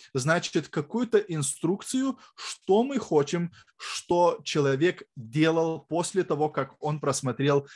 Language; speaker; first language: Russian; non-native, fluent; Lithuanian